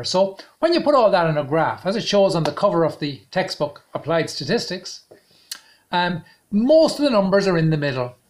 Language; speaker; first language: English; native; English